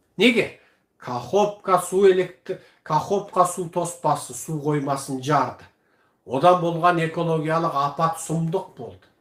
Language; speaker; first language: Kazakh; early bilingual, heritage; Kazakh